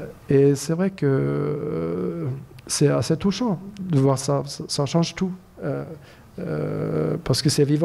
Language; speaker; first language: French; non-native, fluent; Norwegian